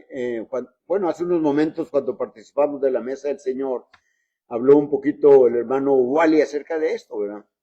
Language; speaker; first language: Spanish; native; Spanish